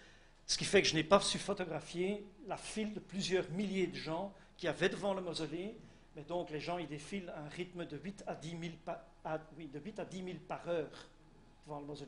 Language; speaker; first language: French; native; French